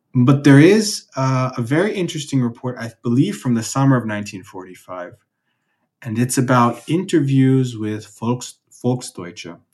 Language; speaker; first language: English; native; English